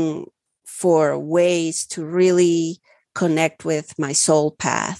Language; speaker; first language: English; early bilingual, other home language; Spanish